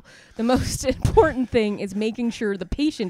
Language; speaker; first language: English; native; English